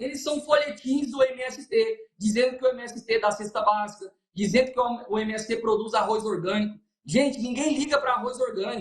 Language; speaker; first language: Portuguese; native; Portuguese